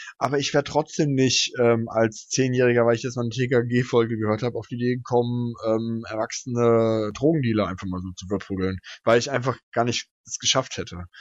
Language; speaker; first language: German; native; German